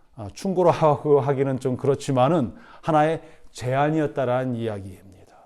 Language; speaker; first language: Korean; native; Korean